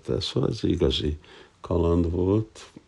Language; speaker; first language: Hungarian; non-native, fluent; English